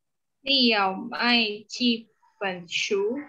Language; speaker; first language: Chinese; non-native, learner; Indonesian